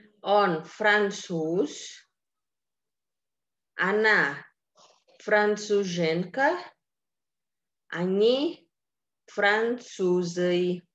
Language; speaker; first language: Russian; non-native, fluent; Indonesian